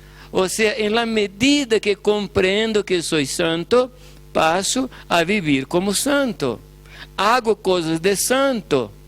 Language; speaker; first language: Spanish; non-native, fluent; Portuguese